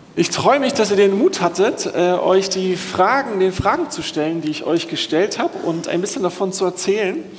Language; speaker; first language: German; native; German